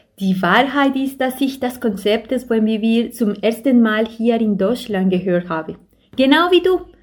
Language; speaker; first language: German; non-native, fluent; Spanish